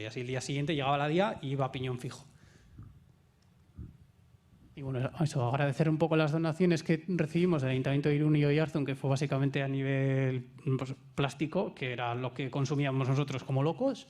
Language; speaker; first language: Spanish; native; Spanish